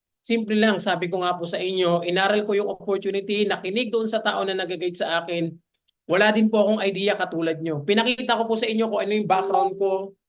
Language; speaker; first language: Filipino; native; Filipino